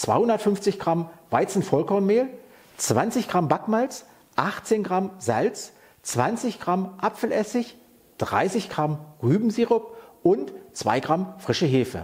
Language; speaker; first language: German; native; German